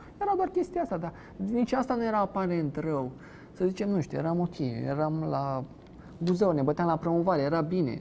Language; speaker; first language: Romanian; native; Romanian